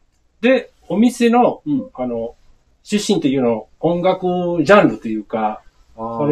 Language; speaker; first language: Japanese; non-native, fluent; Spanish